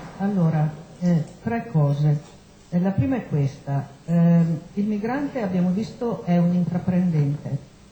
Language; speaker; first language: Italian; native; Italian